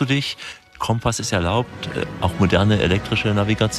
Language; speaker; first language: German; native; German